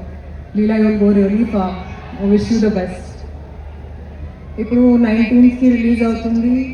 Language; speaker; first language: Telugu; non-native, fluent; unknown